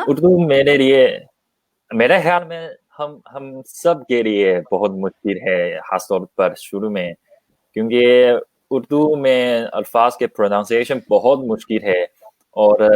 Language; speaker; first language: Hindi; non-native, learner; Chinese